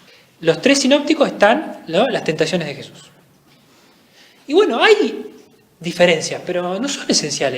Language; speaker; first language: Spanish; native; Spanish